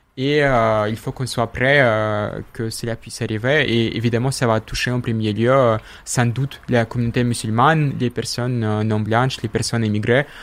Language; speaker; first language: French; non-native, fluent; Russian